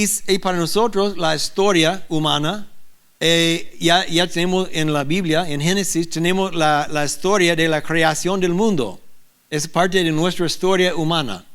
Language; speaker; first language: Spanish; non-native, learner; English